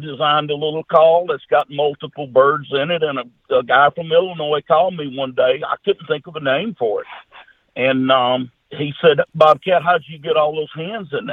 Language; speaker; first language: English; native; English